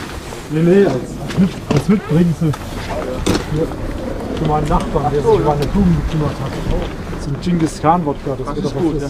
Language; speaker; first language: German; native; German